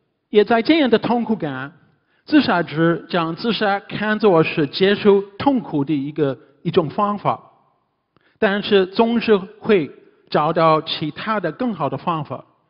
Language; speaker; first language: Chinese; non-native, fluent; English